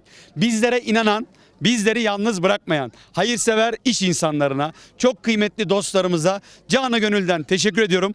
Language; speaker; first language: Turkish; native; Turkish